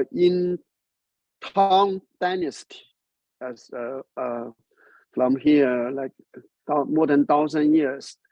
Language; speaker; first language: English; non-native, learner; Chinese